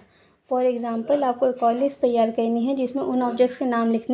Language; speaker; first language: Hindi; native; Hindi